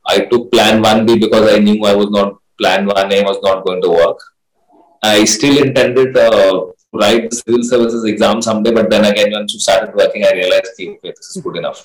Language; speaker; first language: English; non-native, local second language; Hindi